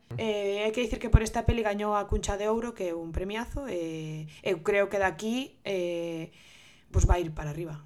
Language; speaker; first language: Galician; non-native, local second language; Spanish